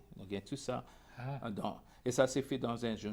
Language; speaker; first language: French; non-native, local second language; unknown